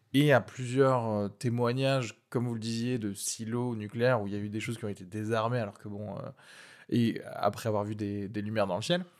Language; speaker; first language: French; native; French